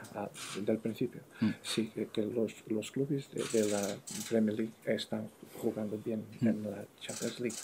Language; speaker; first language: Spanish; non-native, learner; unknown